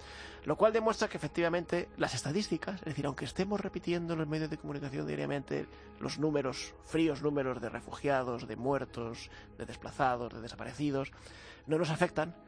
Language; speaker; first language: Spanish; native; Spanish